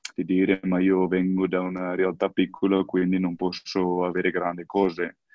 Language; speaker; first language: Italian; non-native, fluent; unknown